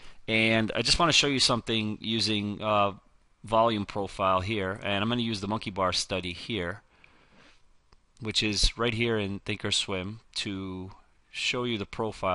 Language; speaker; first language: English; native; English